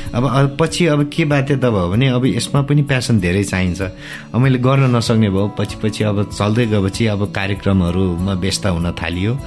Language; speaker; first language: Nepali; non-native, local second language; Eastern Tamang